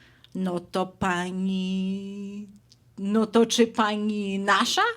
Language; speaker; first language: Polish; early bilingual, heritage; Polish